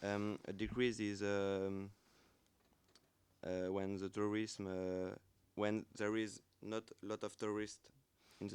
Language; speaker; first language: English; non-native, learner; French